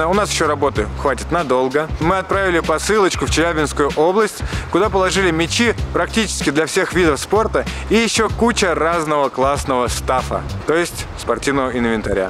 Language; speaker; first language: Russian; native; Russian